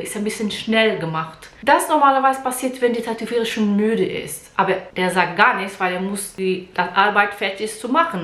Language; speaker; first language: German; non-native, learner; Portuguese